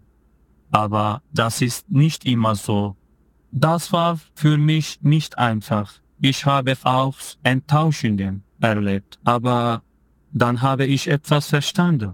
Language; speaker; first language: German; non-native, fluent; Turkish